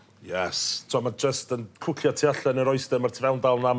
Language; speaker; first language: Welsh; native; Welsh